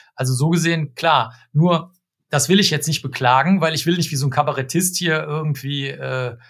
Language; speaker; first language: German; native; German